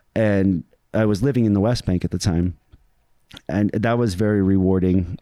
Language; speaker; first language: English; native; English